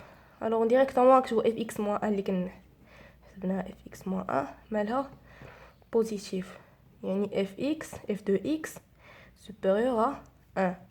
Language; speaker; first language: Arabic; native; Arabic